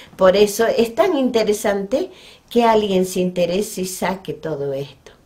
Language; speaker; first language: Spanish; non-native, local second language; Quechua